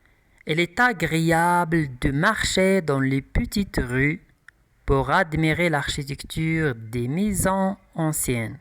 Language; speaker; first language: French; non-native, local second language; Arabic